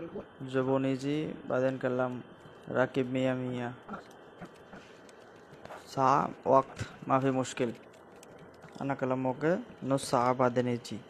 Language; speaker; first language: Arabic; non-native, learner; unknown